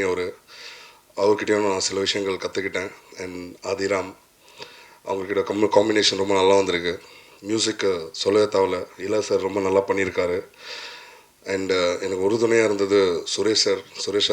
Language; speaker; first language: Tamil; non-native, learner; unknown